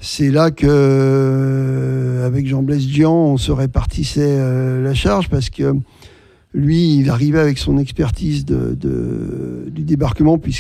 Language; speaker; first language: French; native; French